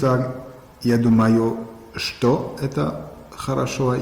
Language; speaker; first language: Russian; non-native, learner; German